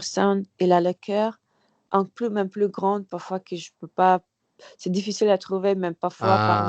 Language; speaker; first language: French; non-native, learner; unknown